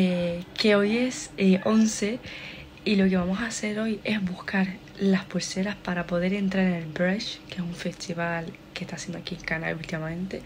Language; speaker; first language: Spanish; native; Spanish